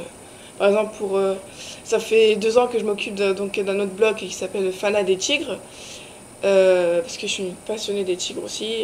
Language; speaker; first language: French; native; French